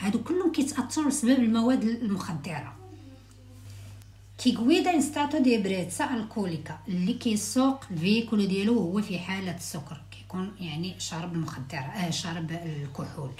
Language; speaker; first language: Arabic; native; Arabic